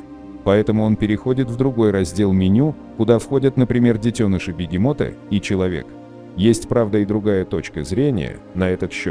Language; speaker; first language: Russian; native; Russian